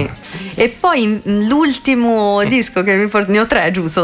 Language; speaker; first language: Italian; native; Italian